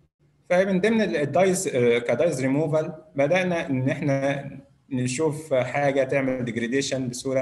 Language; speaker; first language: Arabic; native; Arabic